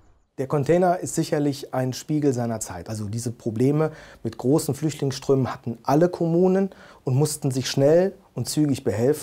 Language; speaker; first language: German; native; German